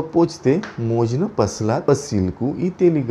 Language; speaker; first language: Russian; non-native, learner; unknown